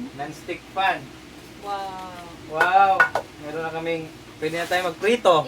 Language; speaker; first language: Filipino; non-native, local second language; Cebuano